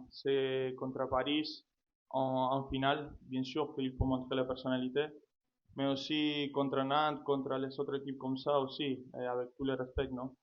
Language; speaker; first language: French; non-native, fluent; Spanish